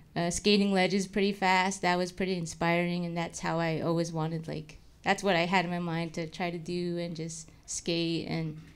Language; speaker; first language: English; native; English